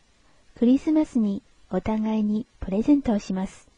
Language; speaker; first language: Japanese; non-native, fluent; Chinese